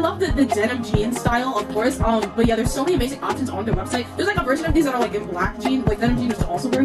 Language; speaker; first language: English; native; English